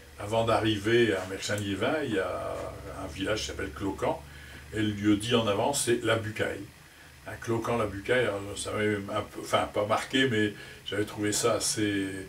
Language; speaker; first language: French; native; French